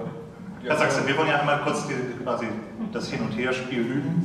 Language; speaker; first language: German; native; German